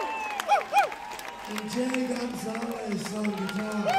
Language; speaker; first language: English; native; English